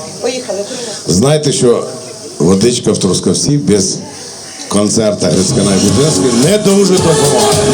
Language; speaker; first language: Ukrainian; native; Ukrainian